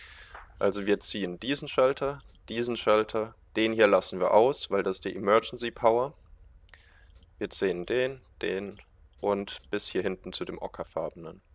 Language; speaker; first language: German; native; German